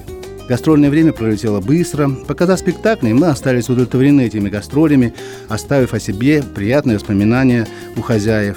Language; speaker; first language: Russian; native; Russian